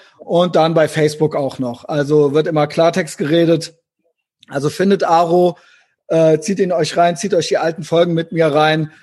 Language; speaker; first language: German; native; German